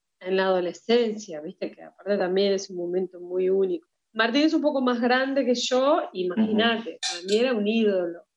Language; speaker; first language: Spanish; early bilingual, heritage; Spanish